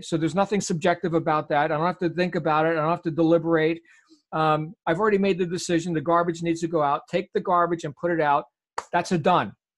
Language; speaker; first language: English; native; English